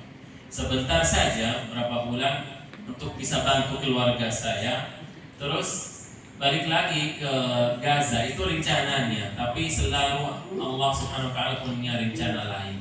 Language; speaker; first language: Indonesian; non-native, fluent; Arabic